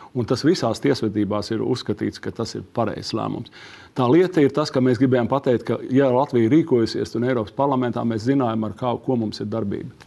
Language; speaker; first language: Latvian; native; Latvian